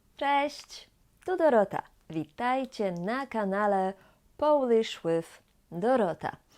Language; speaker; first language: Polish; native; Polish